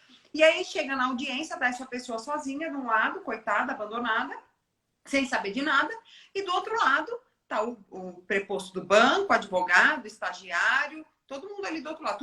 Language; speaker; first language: Portuguese; native; Portuguese